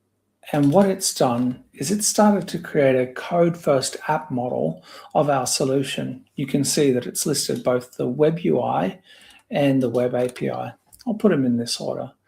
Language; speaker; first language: English; native; English